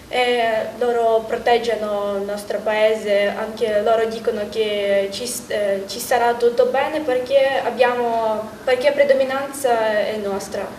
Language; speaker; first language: Italian; non-native, learner; Ukrainian